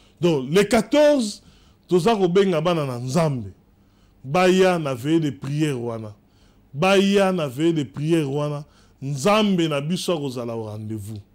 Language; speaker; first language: Lingala; native; Lingala